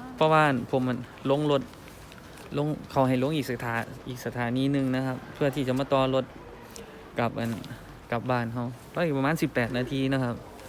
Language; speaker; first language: Thai; native; Thai